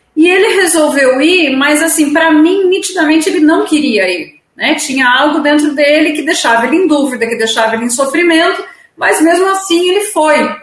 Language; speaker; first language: Portuguese; native; Portuguese